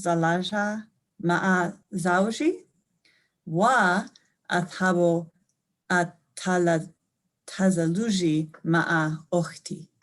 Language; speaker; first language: Arabic; non-native, learner; English